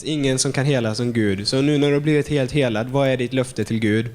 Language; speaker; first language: Swedish; native; Swedish